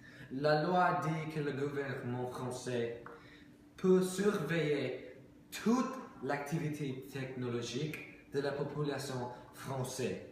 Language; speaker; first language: French; non-native, learner; English